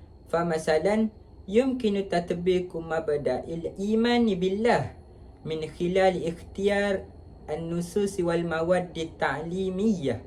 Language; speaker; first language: Arabic; non-native, learner; Malay